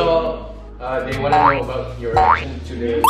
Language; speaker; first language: English; non-native, fluent; Indonesian